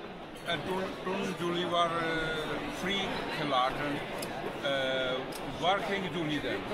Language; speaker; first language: Dutch; non-native, learner; Punjabi